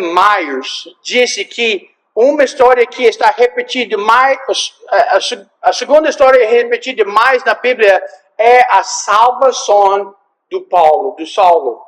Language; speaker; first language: Portuguese; non-native, fluent; English